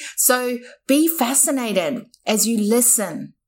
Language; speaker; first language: English; native; English